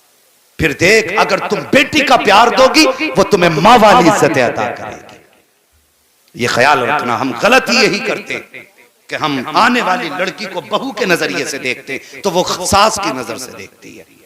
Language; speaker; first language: Hindi; native; Hindi